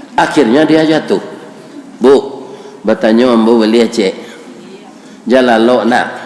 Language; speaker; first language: Malay; non-native, local second language; Minangkabau